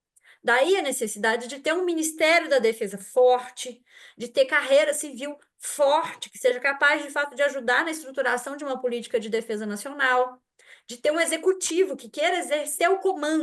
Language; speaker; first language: Portuguese; native; Portuguese